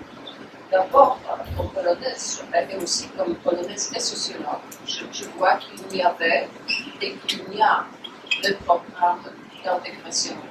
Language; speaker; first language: French; non-native, fluent; Polish